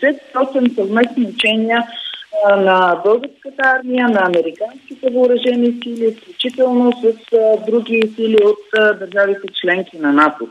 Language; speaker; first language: Bulgarian; native; Bulgarian